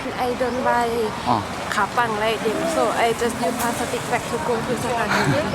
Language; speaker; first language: English; non-native, learner; Korean